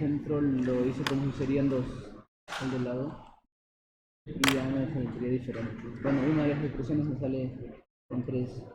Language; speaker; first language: Spanish; native; Spanish